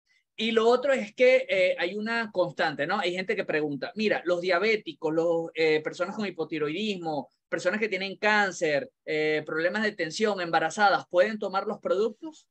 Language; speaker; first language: Spanish; native; Spanish